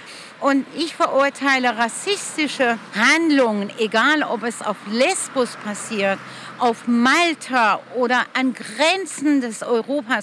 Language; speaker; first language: German; non-native, fluent; Persian